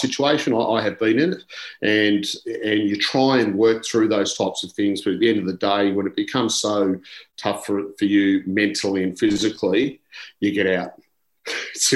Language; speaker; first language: English; native; English